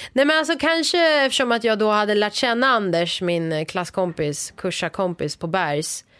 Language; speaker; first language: Swedish; early bilingual, other home language; Persian